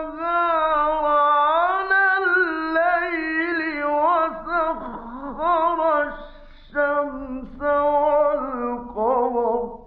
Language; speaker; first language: Arabic; native; Arabic